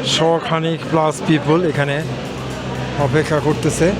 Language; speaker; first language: Bangla; native; Bangla